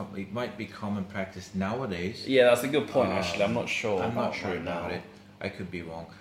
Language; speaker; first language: English; non-native, fluent; Arabic